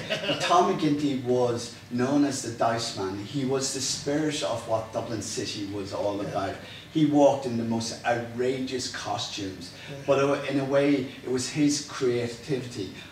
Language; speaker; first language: English; native; English